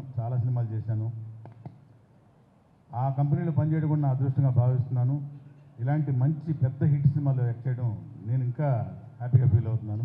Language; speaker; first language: Telugu; native; Telugu